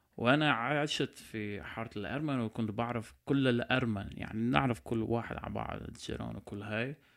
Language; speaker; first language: Arabic; non-native, local second language; Armenian